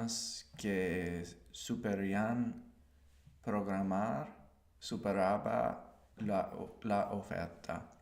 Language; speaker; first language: Spanish; non-native, learner; English